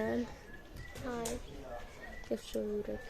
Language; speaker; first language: Arabic; native; Arabic